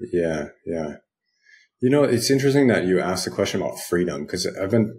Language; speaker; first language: English; native; English